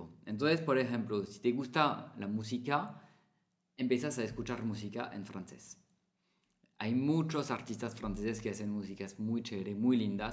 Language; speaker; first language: Spanish; non-native, fluent; French